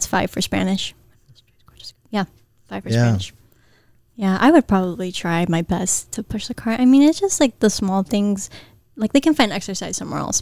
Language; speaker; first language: English; early bilingual, other home language; Filipino